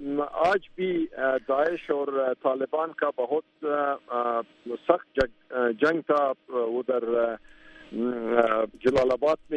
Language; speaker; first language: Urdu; non-native, fluent; Pashto